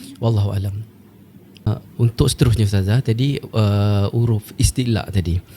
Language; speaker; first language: Malay; native; Malay